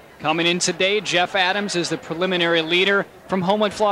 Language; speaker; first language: English; native; English